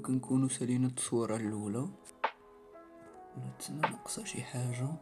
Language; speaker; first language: Arabic; native; Arabic